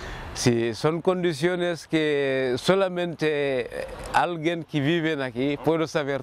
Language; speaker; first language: Spanish; non-native, learner; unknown